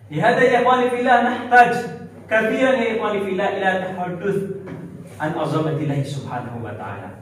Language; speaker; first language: Arabic; non-native, learner; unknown